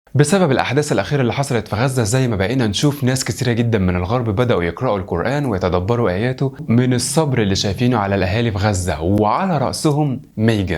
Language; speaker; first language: Arabic; native; Arabic